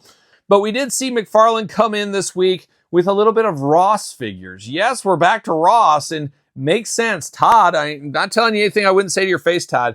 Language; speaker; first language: English; native; English